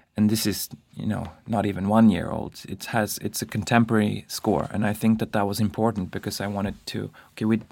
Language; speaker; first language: English; non-native, fluent; Swedish